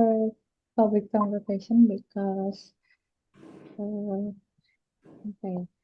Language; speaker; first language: English; non-native, learner; Indonesian